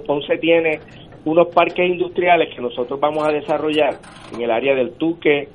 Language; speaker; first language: Spanish; native; Spanish